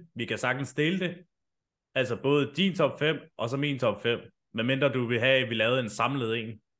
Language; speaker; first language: Danish; native; Danish